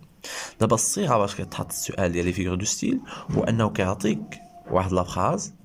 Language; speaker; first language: Arabic; native; Arabic